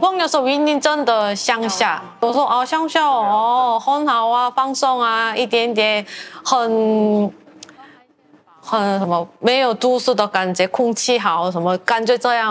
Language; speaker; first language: Chinese; non-native, learner; Korean